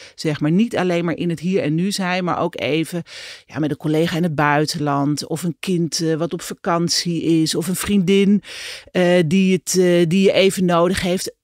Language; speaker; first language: Dutch; native; Dutch